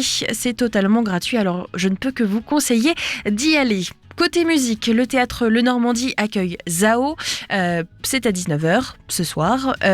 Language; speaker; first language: French; native; French